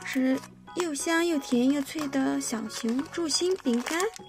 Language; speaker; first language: Chinese; native; Chinese